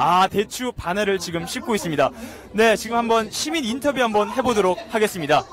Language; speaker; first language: Korean; native; Korean